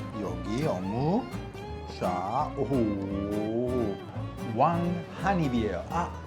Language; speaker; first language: Korean; non-native, learner; Italian